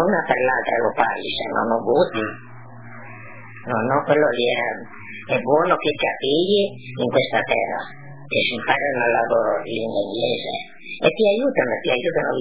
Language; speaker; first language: Italian; non-native, local second language; Friulian